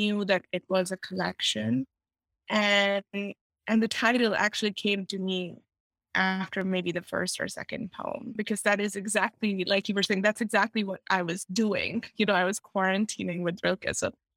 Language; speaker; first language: English; non-native, local second language; Urdu